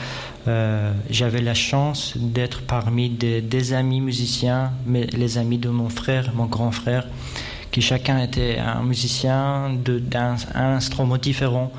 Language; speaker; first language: French; non-native, fluent; Persian